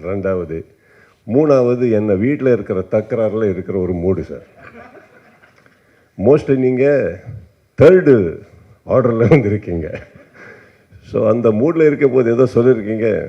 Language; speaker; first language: Tamil; non-native, learner; Kannada